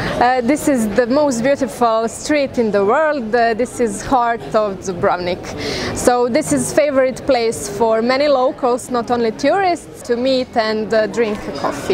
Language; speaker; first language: English; non-native, fluent; Croatian